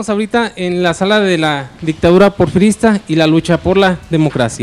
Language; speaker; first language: Spanish; native; Spanish